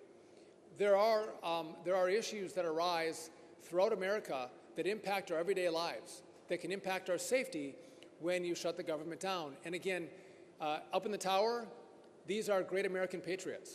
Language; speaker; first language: English; native; English